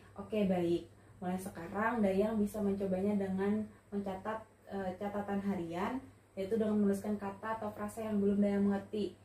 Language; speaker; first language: Indonesian; native; Indonesian